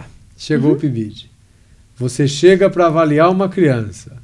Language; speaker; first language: Portuguese; native; Portuguese